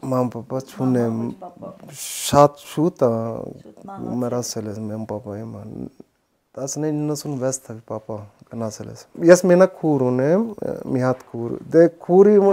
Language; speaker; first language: Armenian; non-native, learner; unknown